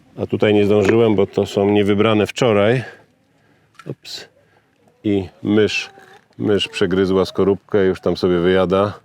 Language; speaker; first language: Polish; native; Polish